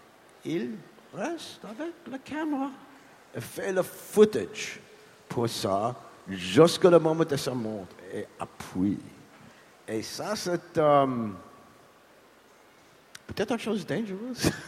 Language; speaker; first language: French; non-native, learner; English